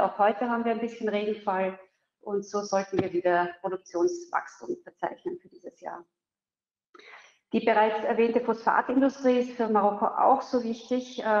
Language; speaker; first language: German; native; German